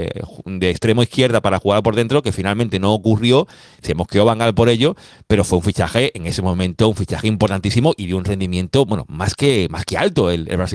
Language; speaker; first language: Spanish; native; Spanish